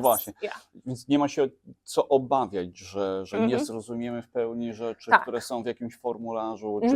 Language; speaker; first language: Polish; native; Polish